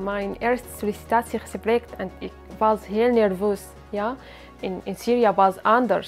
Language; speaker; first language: Dutch; non-native, learner; Arabic